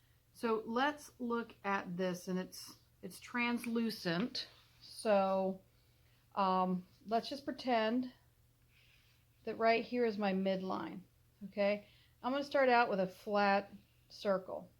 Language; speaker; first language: English; native; English